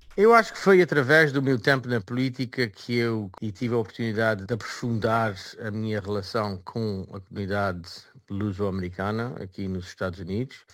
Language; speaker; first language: Portuguese; early bilingual, heritage; Portuguese